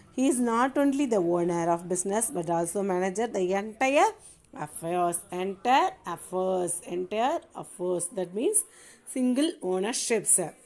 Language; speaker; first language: English; non-native, local second language; Tamil